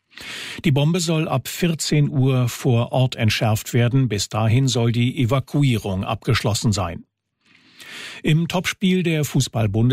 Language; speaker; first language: German; native; German